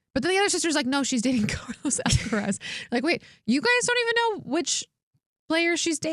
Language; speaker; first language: English; native; English